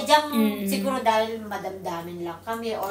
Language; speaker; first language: Filipino; native; Filipino